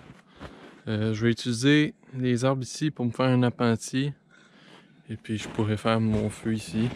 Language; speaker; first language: French; native; French